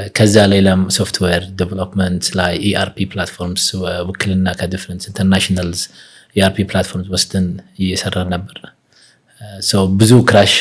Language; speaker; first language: Amharic; early bilingual, heritage; Arabic